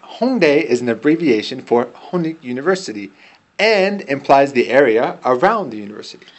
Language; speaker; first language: English; native; English